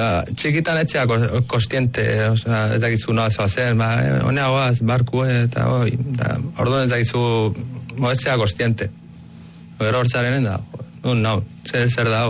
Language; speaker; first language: Basque; early bilingual, other home language; Arabic